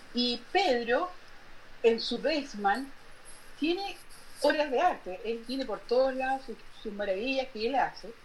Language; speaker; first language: Spanish; native; Spanish